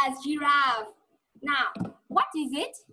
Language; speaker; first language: English; non-native, fluent; Vietnamese